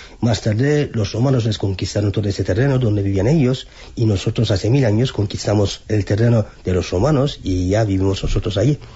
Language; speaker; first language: Spanish; non-native, fluent; Turkish